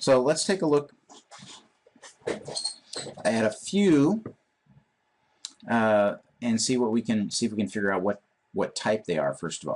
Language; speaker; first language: English; native; English